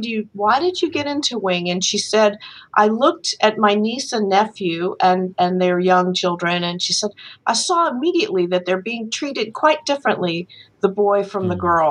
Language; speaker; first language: English; native; English